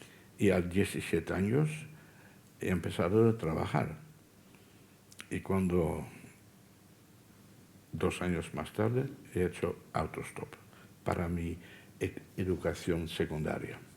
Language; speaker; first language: Spanish; non-native, fluent; Dutch